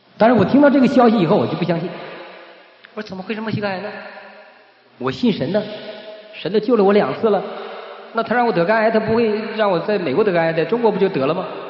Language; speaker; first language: Chinese; native; Chinese